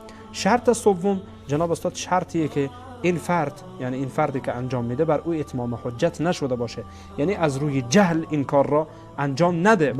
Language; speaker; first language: Persian; native; Persian